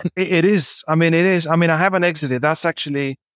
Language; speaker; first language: English; non-native, fluent; Bulgarian